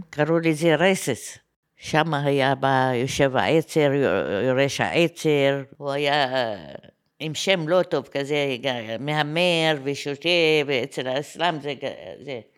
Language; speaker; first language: Hebrew; non-native, fluent; Arabic